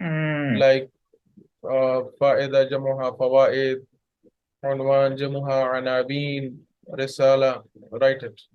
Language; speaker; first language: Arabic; non-native, fluent; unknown